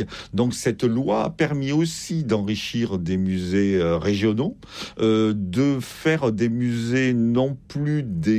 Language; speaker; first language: French; native; French